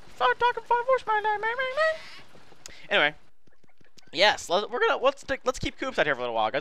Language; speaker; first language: English; native; English